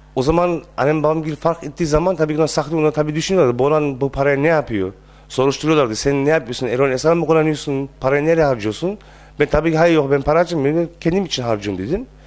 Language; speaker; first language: Turkish; early bilingual, heritage; Turkish